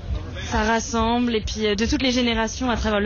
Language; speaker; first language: French; native; French